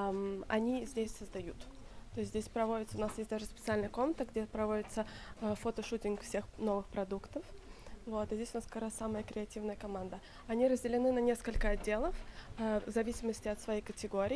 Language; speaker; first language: Russian; native; Russian